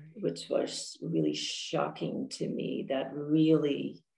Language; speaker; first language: English; non-native, fluent; Dutch